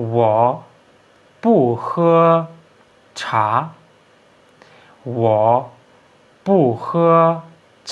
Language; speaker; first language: Chinese; non-native, fluent; Turkmen